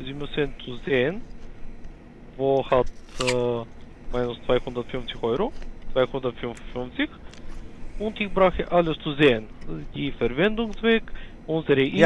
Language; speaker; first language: German; non-native, learner; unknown